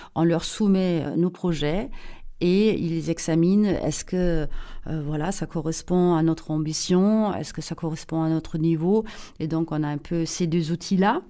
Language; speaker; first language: French; non-native, fluent; German